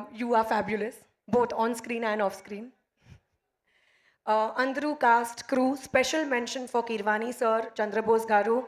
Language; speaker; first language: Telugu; non-native, local second language; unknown